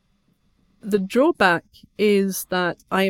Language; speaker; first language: English; non-native, fluent; Swedish